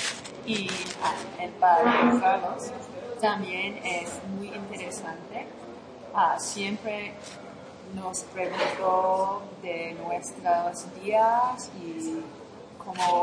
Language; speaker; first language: Spanish; non-native, fluent; English